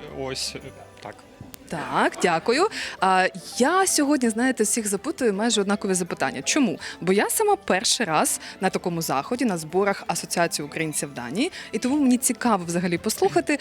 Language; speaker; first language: Ukrainian; native; Ukrainian